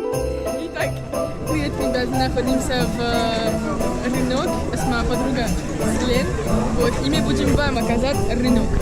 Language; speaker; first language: Russian; non-native, learner; French